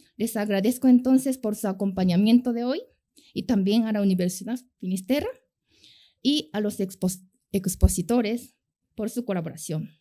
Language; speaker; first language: Spanish; non-native, fluent; Japanese